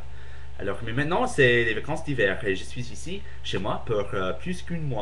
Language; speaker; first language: French; non-native, fluent; English